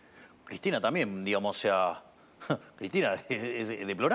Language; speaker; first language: Spanish; native; Spanish